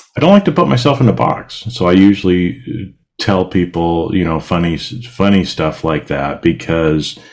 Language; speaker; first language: English; native; English